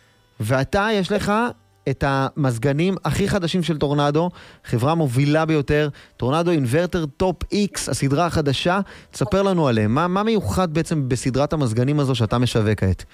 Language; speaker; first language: Hebrew; native; Hebrew